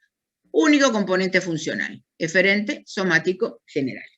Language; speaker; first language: Spanish; native; Spanish